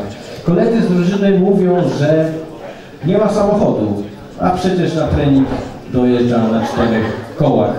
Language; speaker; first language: Polish; native; Polish